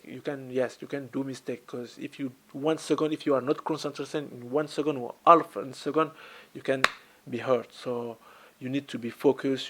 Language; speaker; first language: English; non-native, learner; French